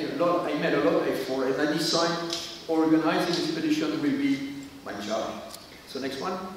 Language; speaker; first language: English; non-native, learner; French